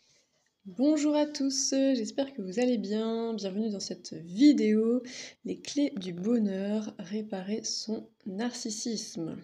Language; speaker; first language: French; native; French